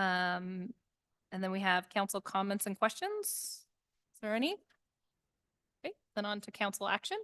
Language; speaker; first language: English; native; English